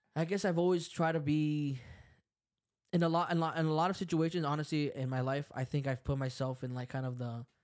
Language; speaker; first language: English; early bilingual, other home language; Spanish